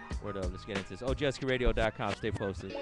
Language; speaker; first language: English; native; English